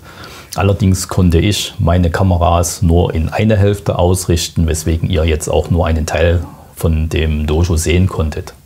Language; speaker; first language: German; native; German